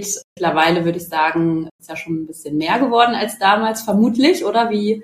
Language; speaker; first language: German; native; German